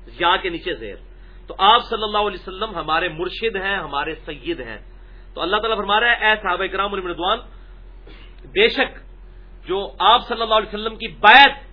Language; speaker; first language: Urdu; non-native, local second language; Punjabi